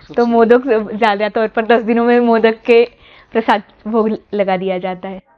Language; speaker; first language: Hindi; non-native, local second language; Marathi